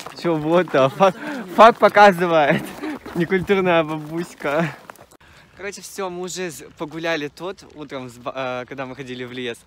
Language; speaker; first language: Russian; native; Russian